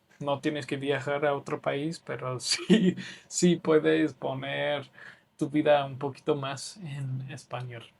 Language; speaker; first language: Spanish; non-native, fluent; English